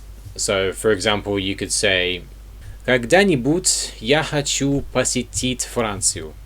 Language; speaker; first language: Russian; non-native, learner; English